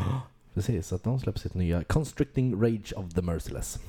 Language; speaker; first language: Swedish; native; Swedish